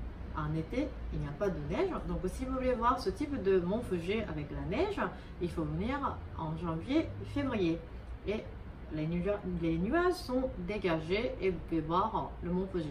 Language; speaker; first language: French; non-native, fluent; Japanese